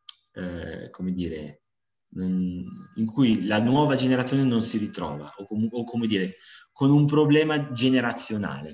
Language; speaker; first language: Italian; native; Italian